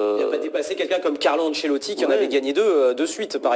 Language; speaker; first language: French; native; French